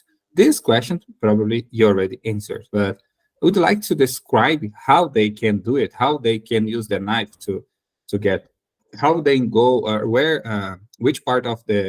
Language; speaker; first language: English; non-native, learner; Portuguese